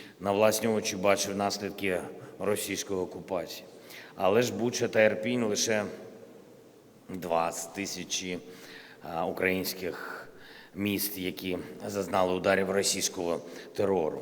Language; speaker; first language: Ukrainian; non-native, local second language; Russian